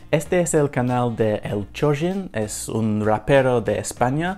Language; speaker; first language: Spanish; non-native, fluent; English